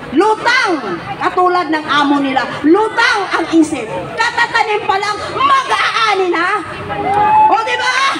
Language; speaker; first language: Filipino; native; Filipino